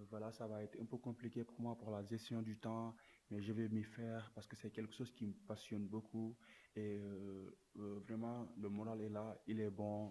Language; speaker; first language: French; non-native, local second language; Wolof